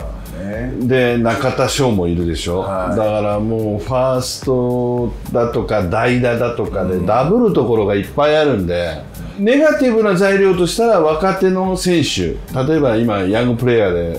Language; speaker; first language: Japanese; native; Japanese